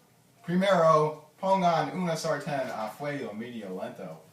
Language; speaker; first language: Spanish; non-native, learner; English